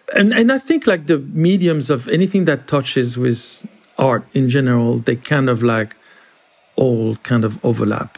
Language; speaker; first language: English; non-native, fluent; French